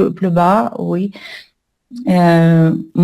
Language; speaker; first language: French; non-native, learner; Russian